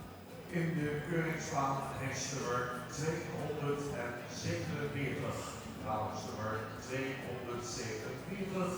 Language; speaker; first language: Dutch; native; Dutch